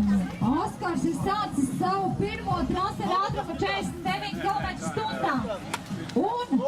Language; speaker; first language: Latvian; native; Latvian